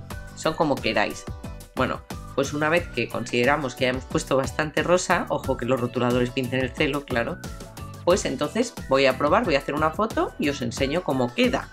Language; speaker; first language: Spanish; native; Spanish